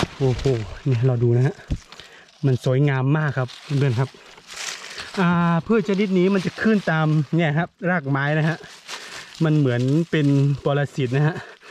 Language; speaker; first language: Thai; non-native, local second language; S'gaw Karen